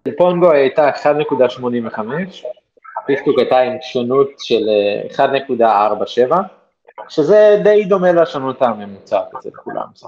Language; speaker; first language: Hebrew; native; Hebrew